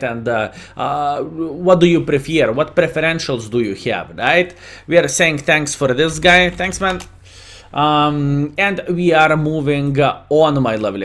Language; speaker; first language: English; non-native, fluent; Lithuanian